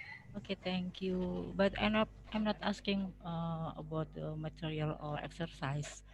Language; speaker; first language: English; non-native, local second language; Javanese